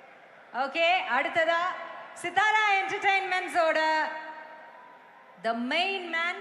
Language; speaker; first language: Tamil; native; Tamil